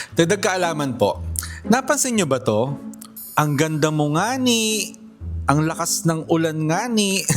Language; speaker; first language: Filipino; native; Filipino